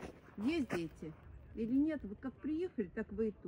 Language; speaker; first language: Russian; native; Russian